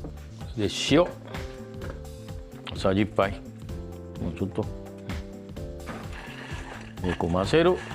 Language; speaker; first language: Japanese; non-native, fluent; Sinhala